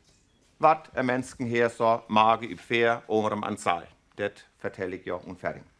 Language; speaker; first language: German; non-native, local second language; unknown